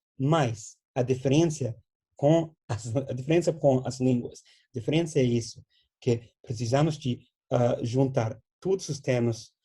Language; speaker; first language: Portuguese; non-native, fluent; English